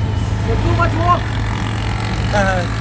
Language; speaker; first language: English; non-native, learner; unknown